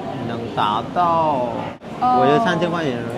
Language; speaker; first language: Chinese; non-native, fluent; Vietnamese